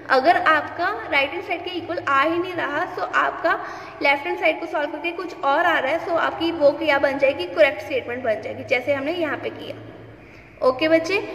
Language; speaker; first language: Hindi; non-native, local second language; Punjabi